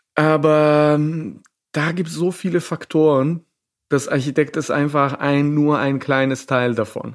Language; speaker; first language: German; non-native, fluent; Serbian